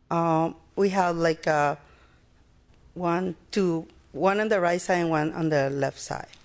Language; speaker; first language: English; non-native, learner; Spanish